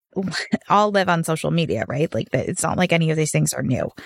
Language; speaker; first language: English; native; English